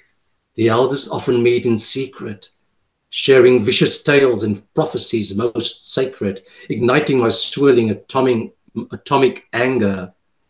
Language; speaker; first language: English; non-native, local second language; Afrikaans